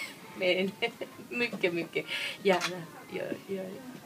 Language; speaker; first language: Swedish; non-native, learner; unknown